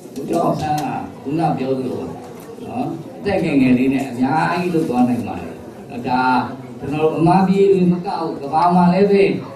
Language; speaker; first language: Burmese; native; Burmese